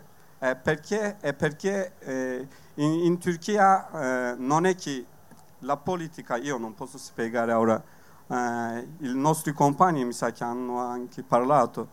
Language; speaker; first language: Italian; non-native, learner; Kurdish